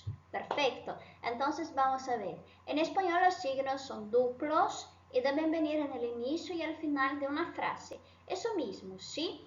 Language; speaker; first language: Spanish; non-native, fluent; Portuguese